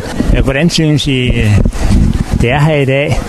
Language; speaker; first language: Danish; native; Danish